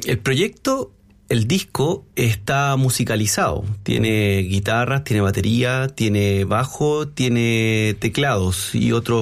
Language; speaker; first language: Spanish; native; Spanish